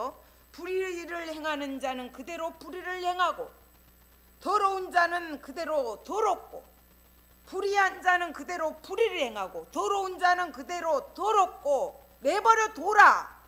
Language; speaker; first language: Korean; native; Korean